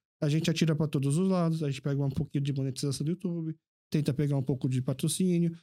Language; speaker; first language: Portuguese; early bilingual, other home language; Korean